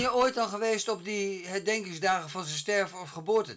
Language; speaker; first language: Dutch; native; Dutch